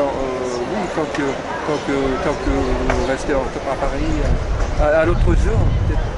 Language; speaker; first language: French; non-native, learner; Japanese